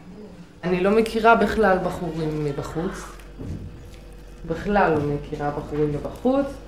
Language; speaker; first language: Hebrew; non-native, local second language; Yiddish